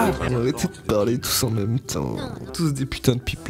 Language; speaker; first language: French; native; French